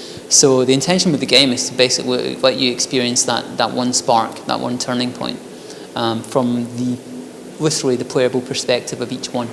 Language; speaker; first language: English; native; English